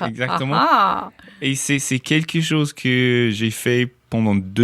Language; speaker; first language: French; non-native, fluent; English